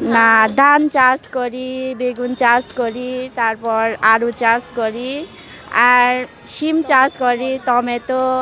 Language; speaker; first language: Bangla; non-native, local second language; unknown